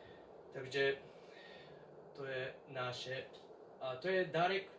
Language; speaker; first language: Czech; non-native, learner; Japanese